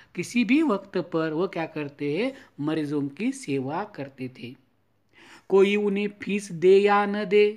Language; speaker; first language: Hindi; non-native, local second language; Marathi